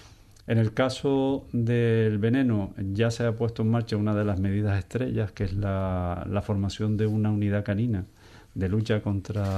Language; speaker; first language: Spanish; native; Spanish